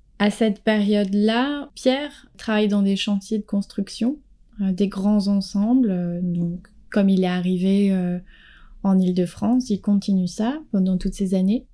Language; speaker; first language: French; native; French